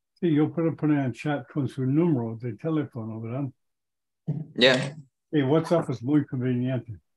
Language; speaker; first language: Spanish; non-native, learner; English